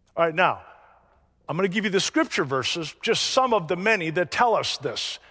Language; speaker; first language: English; native; English